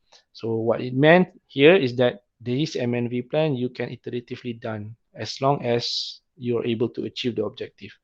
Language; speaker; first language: English; non-native, local second language; Malay